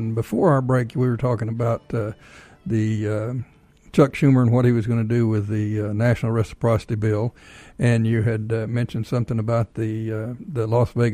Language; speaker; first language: English; native; English